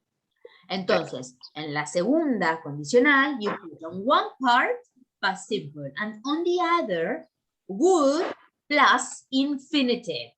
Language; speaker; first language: English; non-native, fluent; Spanish